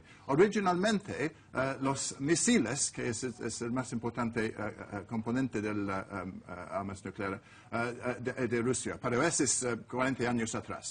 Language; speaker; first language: Spanish; non-native, learner; English